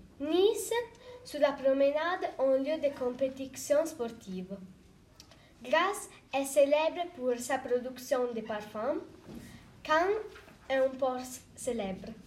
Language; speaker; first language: French; non-native, learner; Italian